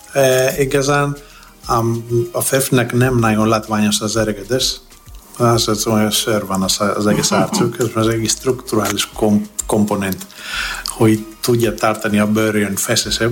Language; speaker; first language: Hungarian; non-native, fluent; Greek